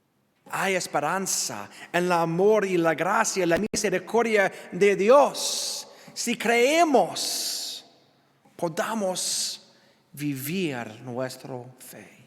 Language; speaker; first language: Spanish; non-native, learner; English